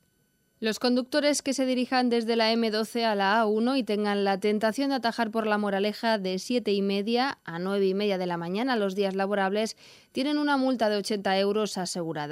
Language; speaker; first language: Spanish; native; Spanish